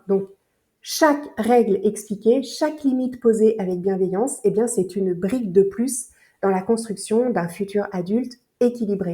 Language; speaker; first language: French; native; French